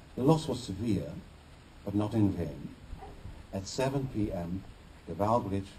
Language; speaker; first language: English; non-native, fluent; Dutch